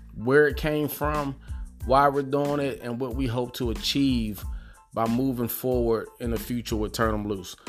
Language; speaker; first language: English; native; English